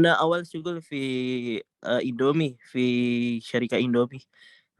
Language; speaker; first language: Arabic; non-native, learner; Indonesian